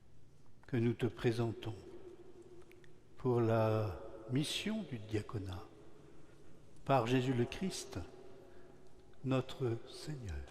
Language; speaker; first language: French; native; French